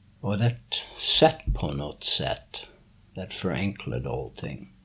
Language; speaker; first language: Swedish; early bilingual, heritage; English